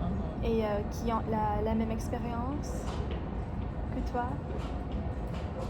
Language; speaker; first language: French; non-native, learner; English